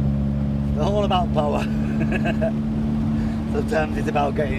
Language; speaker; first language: English; native; English